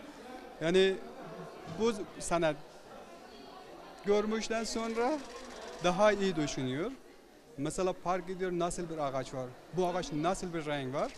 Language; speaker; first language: Turkish; non-native, learner; Persian